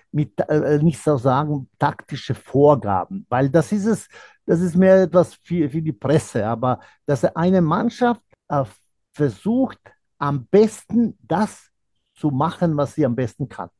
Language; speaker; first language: German; non-native, fluent; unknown